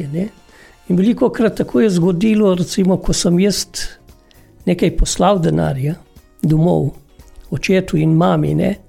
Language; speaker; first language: Slovenian; non-native, fluent; Kurdish